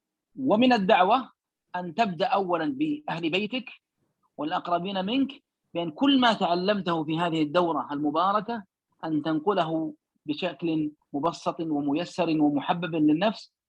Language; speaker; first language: Arabic; native; Arabic